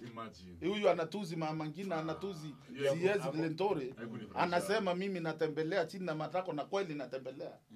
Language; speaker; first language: Swahili; non-native, local second language; Meru